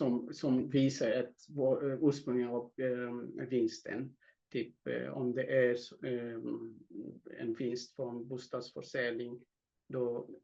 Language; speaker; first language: Swedish; non-native, fluent; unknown